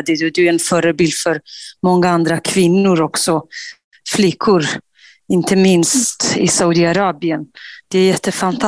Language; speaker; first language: Swedish; non-native, fluent; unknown